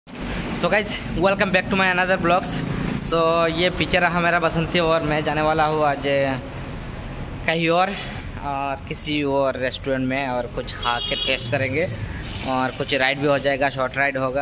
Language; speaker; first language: Hindi; non-native, local second language; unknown